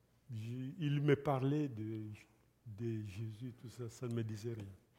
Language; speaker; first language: French; non-native, local second language; Lingala